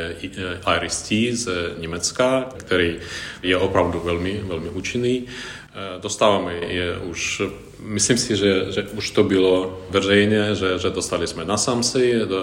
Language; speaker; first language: Czech; non-native, fluent; Ukrainian